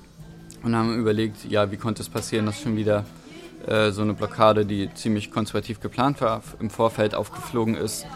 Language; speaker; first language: German; native; German